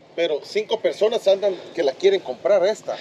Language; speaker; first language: Spanish; native; Spanish